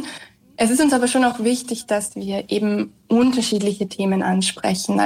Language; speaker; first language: German; native; German